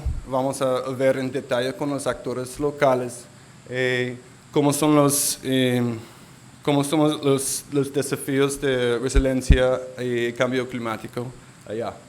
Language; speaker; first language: Spanish; non-native, local second language; English